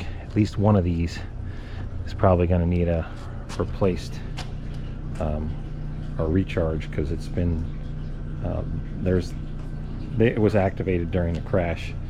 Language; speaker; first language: English; native; English